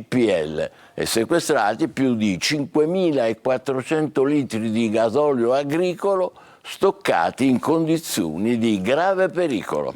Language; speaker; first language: Italian; native; Italian